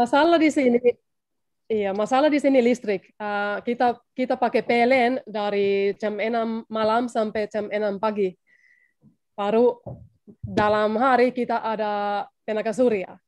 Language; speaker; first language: Indonesian; non-native, learner; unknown